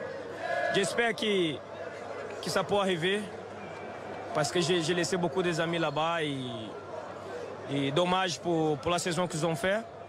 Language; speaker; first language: French; non-native, fluent; Portuguese